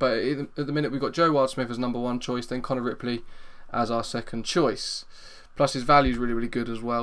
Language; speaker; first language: English; native; English